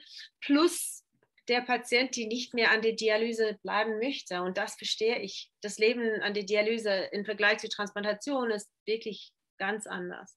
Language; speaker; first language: German; non-native, fluent; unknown